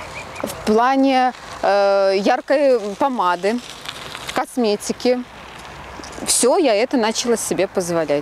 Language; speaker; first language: Russian; native; Russian